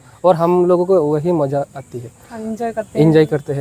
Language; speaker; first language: Hindi; non-native, local second language; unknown